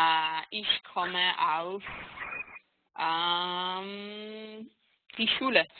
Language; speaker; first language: German; non-native, learner; Hebrew